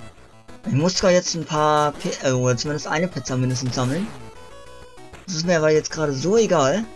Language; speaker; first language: German; native; German